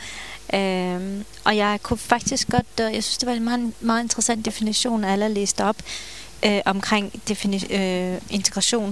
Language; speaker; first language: Danish; early bilingual, other home language; Turkish